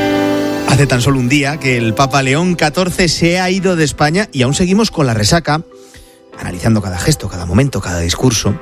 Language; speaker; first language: Spanish; native; Spanish